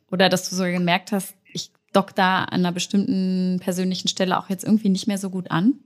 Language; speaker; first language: German; native; German